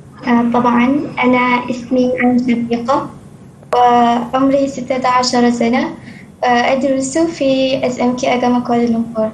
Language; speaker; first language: Arabic; non-native, learner; Malay